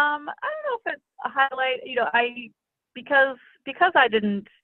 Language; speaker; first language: English; native; English